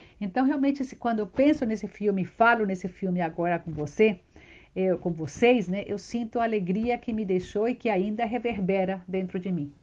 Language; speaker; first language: Portuguese; non-native, fluent; Spanish